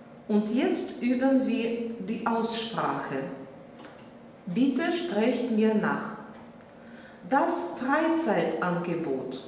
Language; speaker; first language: German; non-native, fluent; Russian